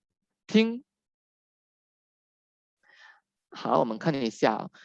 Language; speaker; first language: Chinese; non-native, fluent; Indonesian